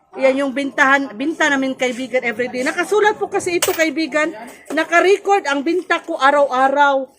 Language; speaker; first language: Filipino; non-native, local second language; Cebuano